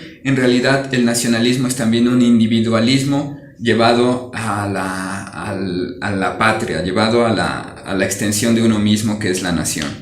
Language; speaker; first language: Spanish; native; Spanish